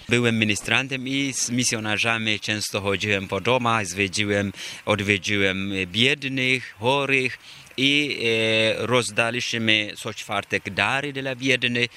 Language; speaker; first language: Polish; non-native, fluent; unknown